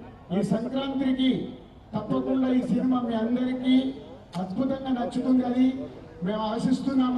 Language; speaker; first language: Telugu; native; Telugu